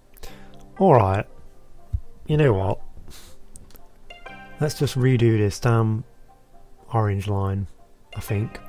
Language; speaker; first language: English; native; English